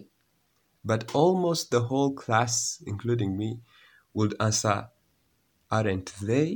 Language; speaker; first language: English; non-native, local second language; Kinyarwanda